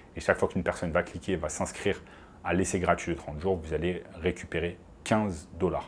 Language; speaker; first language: French; native; French